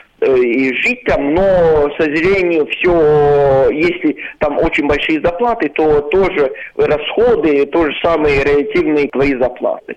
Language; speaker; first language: Russian; non-native, local second language; Latvian